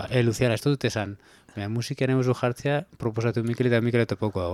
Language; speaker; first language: Basque; native; Basque